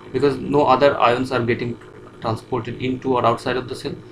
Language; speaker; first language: English; non-native, local second language; Bangla